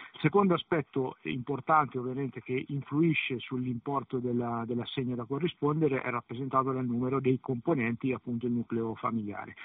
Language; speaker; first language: Italian; native; Italian